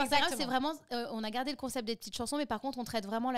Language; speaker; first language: French; native; French